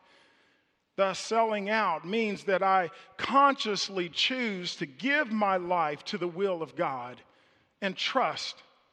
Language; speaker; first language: English; native; English